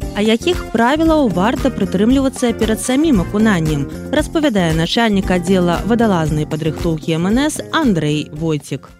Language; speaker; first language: Belarusian; native; Belarusian